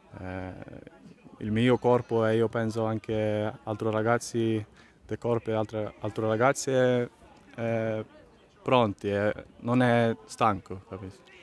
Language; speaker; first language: Italian; non-native, learner; Swedish